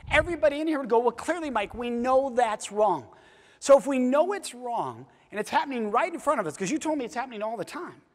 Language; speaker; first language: English; native; English